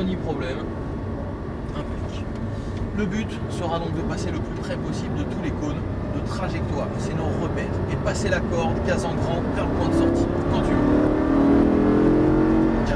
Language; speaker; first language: French; native; French